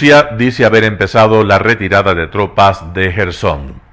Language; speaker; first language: Spanish; native; Spanish